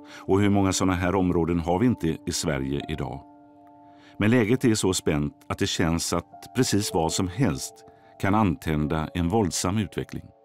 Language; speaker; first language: Swedish; native; Swedish